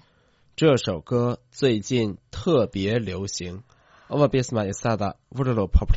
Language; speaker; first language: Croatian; non-native, fluent; Chinese